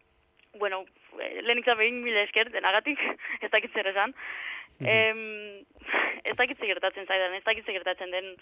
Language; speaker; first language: Basque; non-native, learner; Greek